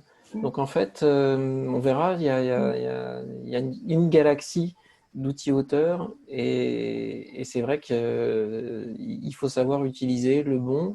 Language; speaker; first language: French; native; French